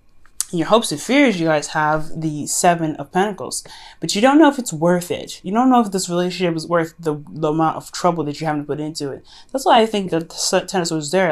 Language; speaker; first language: English; native; English